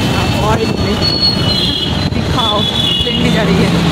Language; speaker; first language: Hindi; non-native, local second language; Bangla